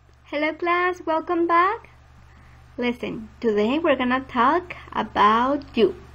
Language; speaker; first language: English; non-native, fluent; Spanish